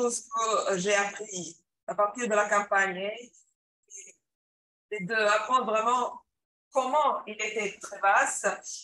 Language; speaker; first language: French; non-native, learner; English